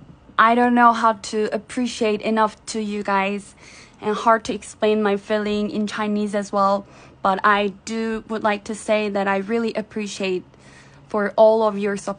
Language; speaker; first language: English; non-native, fluent; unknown